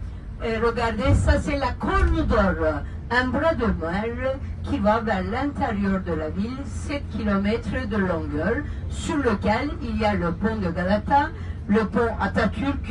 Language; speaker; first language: French; non-native, fluent; Turkish